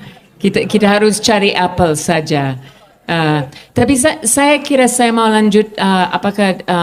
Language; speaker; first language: Indonesian; non-native, fluent; English